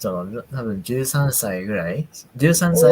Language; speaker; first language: Japanese; non-native, fluent; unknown